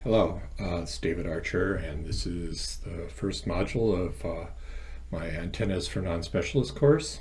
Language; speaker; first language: English; native; English